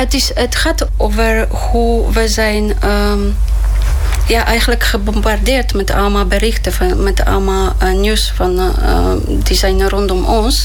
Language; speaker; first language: Dutch; non-native, fluent; Polish